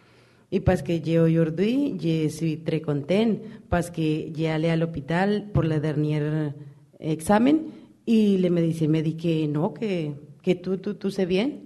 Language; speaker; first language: French; non-native, learner; Spanish